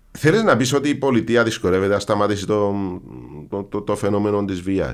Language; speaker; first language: Greek; native; Greek